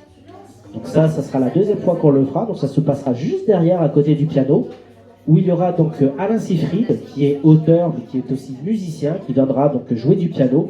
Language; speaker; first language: French; native; French